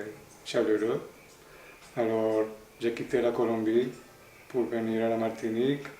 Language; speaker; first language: French; non-native, fluent; Spanish